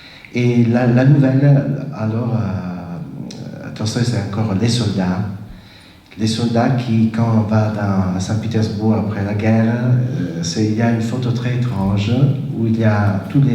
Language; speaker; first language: French; non-native, fluent; Italian